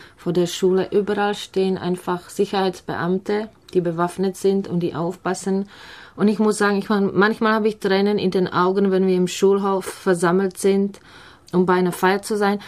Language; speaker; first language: German; non-native, fluent; Czech